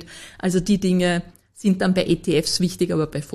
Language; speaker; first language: German; native; German